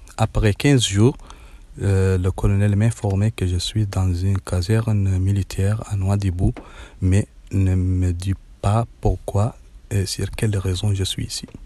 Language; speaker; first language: French; non-native, learner; Arabic